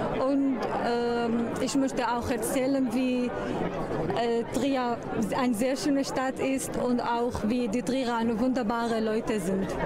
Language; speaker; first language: German; non-native, learner; Arabic